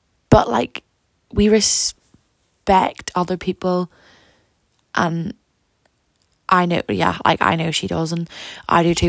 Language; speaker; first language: English; native; English